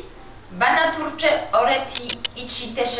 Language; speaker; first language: Turkish; non-native, learner; Polish